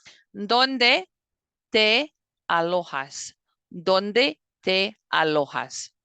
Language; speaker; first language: Spanish; non-native, fluent; English